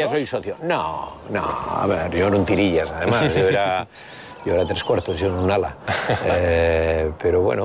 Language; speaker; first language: Spanish; native; Spanish